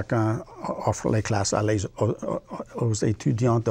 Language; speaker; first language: French; non-native, learner; English